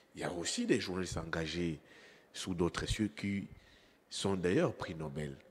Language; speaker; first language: French; non-native, local second language; Lingala